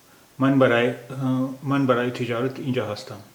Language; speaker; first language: Persian; non-native, fluent; Urdu